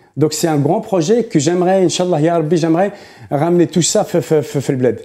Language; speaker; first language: French; non-native, local second language; Arabic